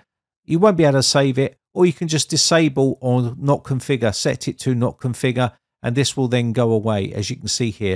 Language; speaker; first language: English; native; English